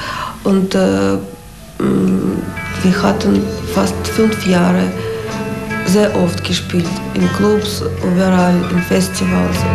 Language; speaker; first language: German; non-native, fluent; Russian